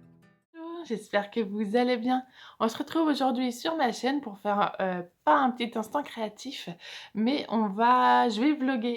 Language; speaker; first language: French; native; French